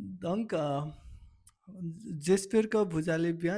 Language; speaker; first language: French; non-native, learner; Nepali